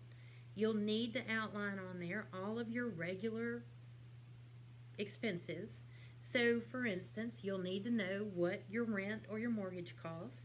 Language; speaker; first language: English; native; English